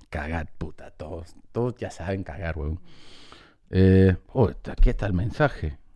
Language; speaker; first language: Spanish; early bilingual, heritage; English